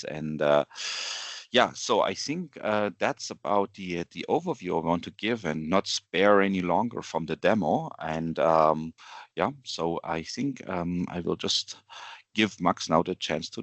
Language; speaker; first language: English; non-native, fluent; German